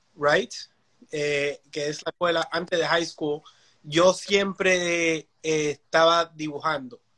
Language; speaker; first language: Spanish; early bilingual, heritage; Spanish